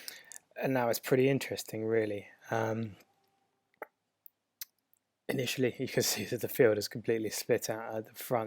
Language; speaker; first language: English; native; English